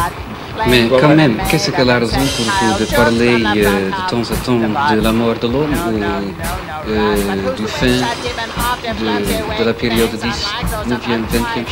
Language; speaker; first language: French; non-native, fluent; Dutch